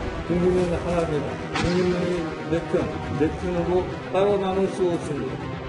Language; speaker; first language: Korean; native; Korean